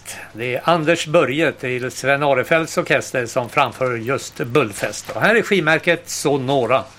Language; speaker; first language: Swedish; native; Swedish